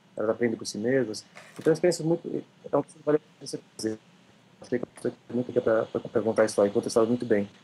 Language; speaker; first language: Portuguese; native; Portuguese